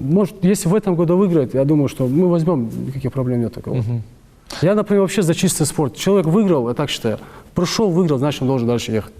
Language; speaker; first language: Russian; non-native, local second language; Ingush